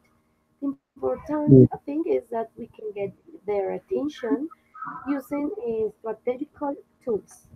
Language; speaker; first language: English; non-native, fluent; Spanish